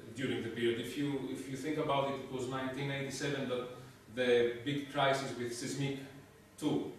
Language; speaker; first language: English; non-native, fluent; Greek